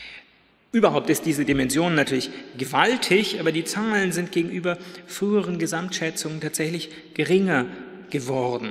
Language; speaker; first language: German; native; German